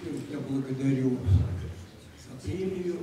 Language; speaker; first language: Russian; native; Russian